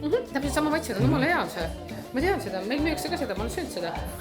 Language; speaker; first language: Estonian; native; Estonian